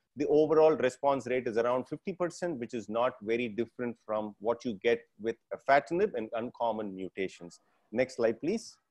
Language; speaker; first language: English; non-native, local second language; Tamil